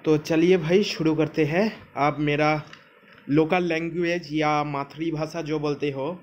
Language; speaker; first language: Hindi; non-native, local second language; Bangla